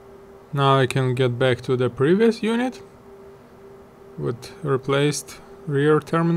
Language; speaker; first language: English; non-native, fluent; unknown